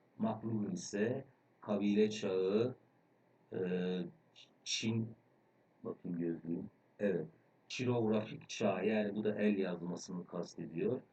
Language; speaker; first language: Turkish; native; Turkish